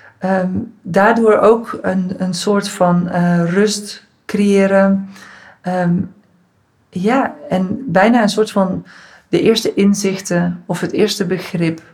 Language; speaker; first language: Dutch; native; Dutch